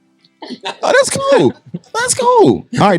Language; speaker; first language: English; native; English